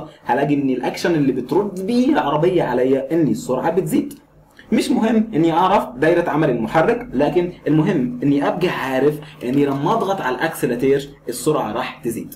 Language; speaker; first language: Arabic; native; Arabic